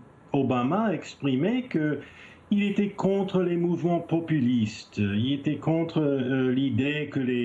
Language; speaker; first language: French; non-native, fluent; English